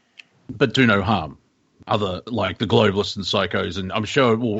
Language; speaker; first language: English; native; English